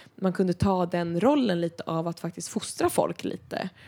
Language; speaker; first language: Swedish; non-native, fluent; Norwegian